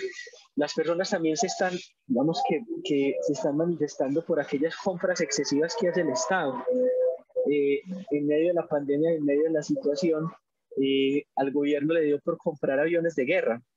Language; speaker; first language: Spanish; native; Spanish